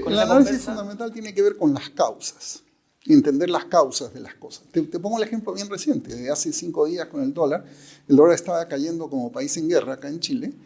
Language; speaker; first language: Spanish; native; Spanish